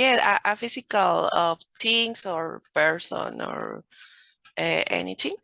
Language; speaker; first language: English; non-native, learner; Spanish